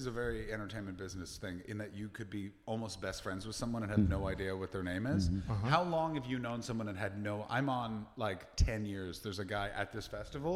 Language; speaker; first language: English; native; English